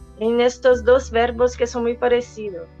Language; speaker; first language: Spanish; non-native, fluent; Portuguese